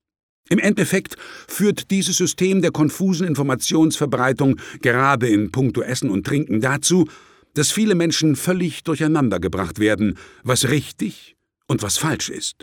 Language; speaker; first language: German; native; German